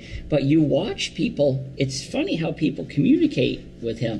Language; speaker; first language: English; native; English